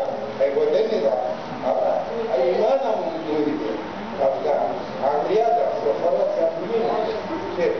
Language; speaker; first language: Greek; early bilingual, other home language; Turkish